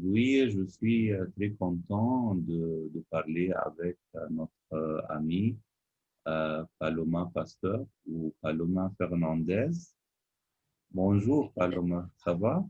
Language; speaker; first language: French; non-native, fluent; Arabic